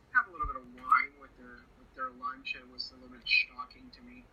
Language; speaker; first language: English; non-native, fluent; Spanish